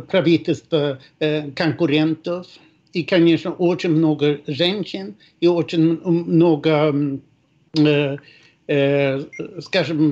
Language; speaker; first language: Russian; non-native, fluent; Swedish